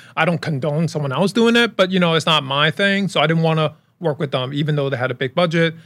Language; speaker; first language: English; early bilingual, other home language; Cantonese